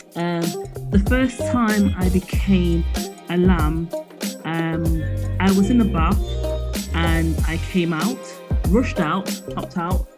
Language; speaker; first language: English; native; English